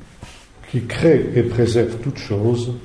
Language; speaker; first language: French; native; French